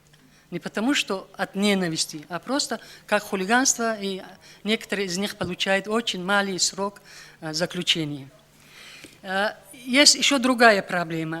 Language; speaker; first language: Russian; non-native, local second language; Tajik